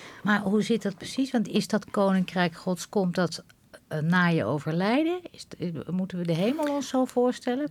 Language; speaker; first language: Dutch; native; Dutch